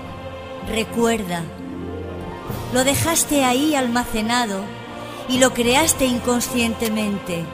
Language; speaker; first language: Spanish; native; Spanish